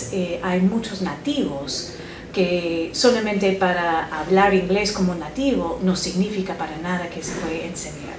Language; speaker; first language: Spanish; non-native, fluent; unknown